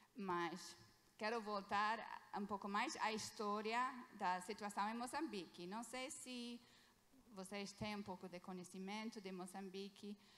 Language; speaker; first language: Portuguese; non-native, fluent; English